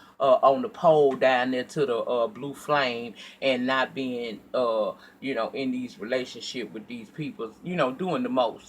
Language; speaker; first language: English; native; English